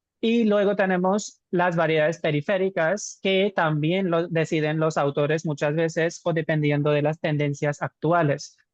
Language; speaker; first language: Spanish; non-native, fluent; Hindi